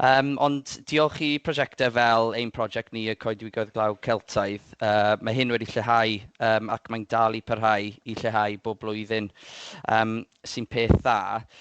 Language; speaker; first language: Welsh; native; Welsh